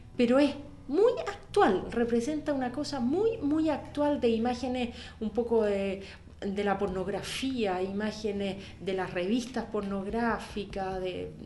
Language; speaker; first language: Spanish; native; Spanish